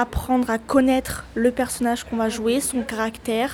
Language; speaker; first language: French; native; French